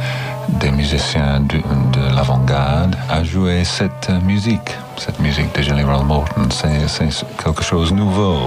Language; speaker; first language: French; non-native, learner; English